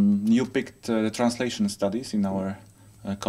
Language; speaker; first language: English; non-native, fluent; Polish